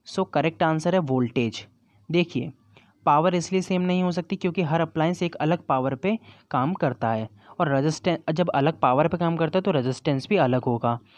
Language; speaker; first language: Hindi; native; Hindi